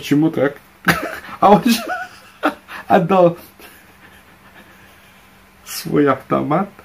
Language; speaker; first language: Russian; non-native, fluent; Indonesian